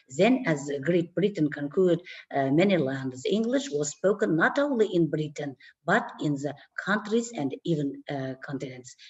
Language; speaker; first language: English; non-native, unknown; Kazakh